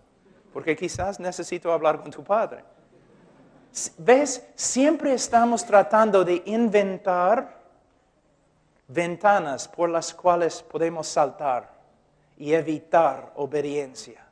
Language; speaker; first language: Spanish; non-native, fluent; English